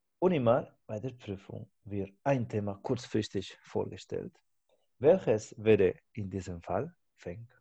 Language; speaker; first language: German; non-native, fluent; Spanish